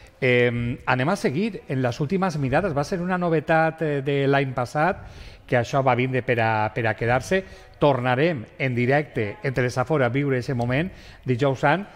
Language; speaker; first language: Catalan; native; Catalan